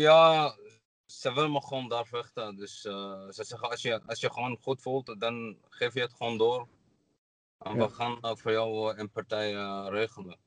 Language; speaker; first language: Dutch; non-native, learner; Arabic